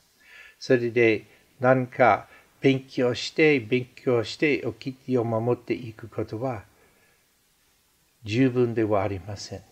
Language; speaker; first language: Japanese; non-native, fluent; English